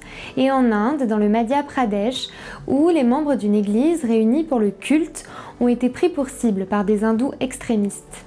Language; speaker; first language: French; native; French